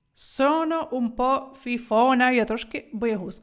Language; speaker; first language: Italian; non-native, fluent; Ukrainian